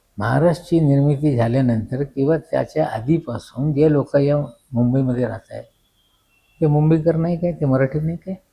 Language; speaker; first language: Marathi; non-native, local second language; Urdu